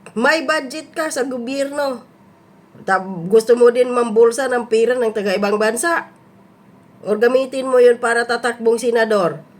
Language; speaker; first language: Filipino; non-native, local second language; Cebuano